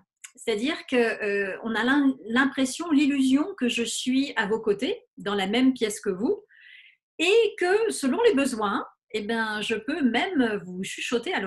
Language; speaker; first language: French; native; French